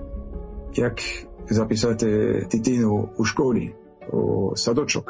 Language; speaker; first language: Ukrainian; non-native, learner; French